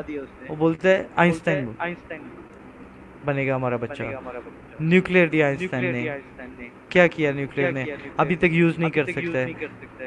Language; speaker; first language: Hindi; non-native, fluent; Bangla